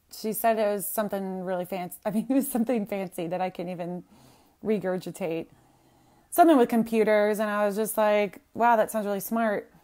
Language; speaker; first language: English; native; English